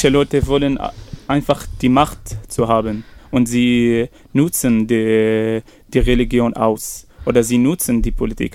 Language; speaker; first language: German; non-native, fluent; Arabic